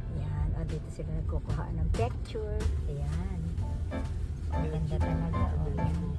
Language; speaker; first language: Filipino; native; Filipino